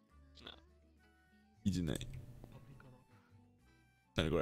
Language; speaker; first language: Japanese; non-native, learner; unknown